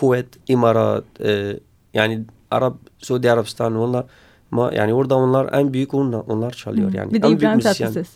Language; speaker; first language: Turkish; non-native, learner; Kurdish